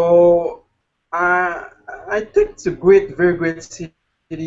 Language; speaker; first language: English; non-native, learner; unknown